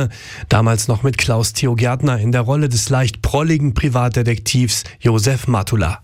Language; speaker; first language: German; native; German